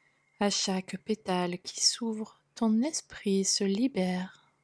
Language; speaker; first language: French; native; French